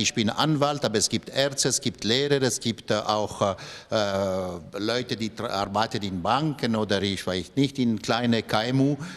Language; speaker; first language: German; non-native, local second language; French